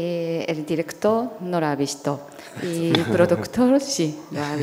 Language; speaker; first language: Spanish; non-native, fluent; Japanese